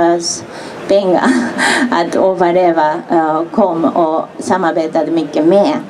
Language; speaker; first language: Swedish; non-native, fluent; Japanese